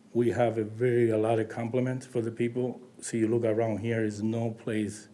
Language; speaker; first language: English; non-native, learner; Spanish